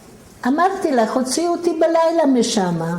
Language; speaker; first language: Hebrew; non-native, fluent; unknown